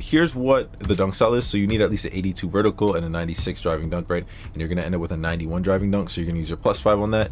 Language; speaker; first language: English; native; English